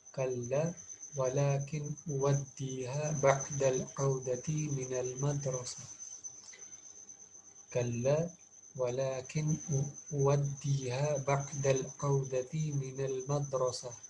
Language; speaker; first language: Arabic; non-native, fluent; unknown